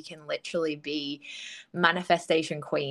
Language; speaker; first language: English; native; English